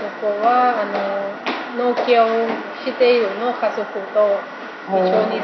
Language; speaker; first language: Japanese; non-native, learner; Thai